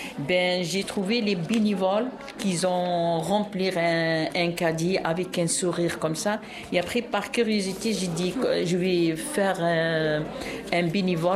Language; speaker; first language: French; non-native, local second language; Arabic